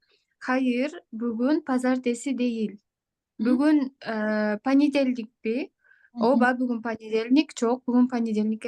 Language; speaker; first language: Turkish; non-native, learner; Kyrgyz